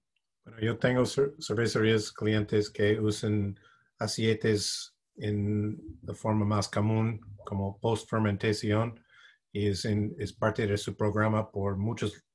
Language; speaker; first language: Spanish; non-native, fluent; English